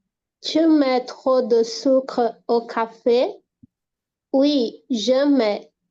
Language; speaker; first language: French; non-native, learner; Portuguese